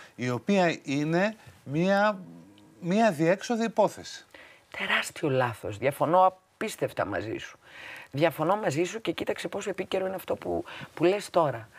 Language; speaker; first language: Greek; native; Greek